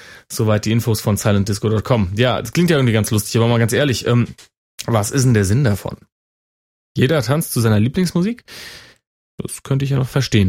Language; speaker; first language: German; native; German